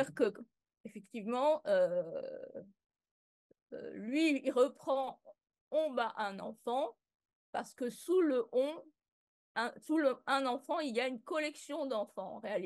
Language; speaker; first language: French; native; French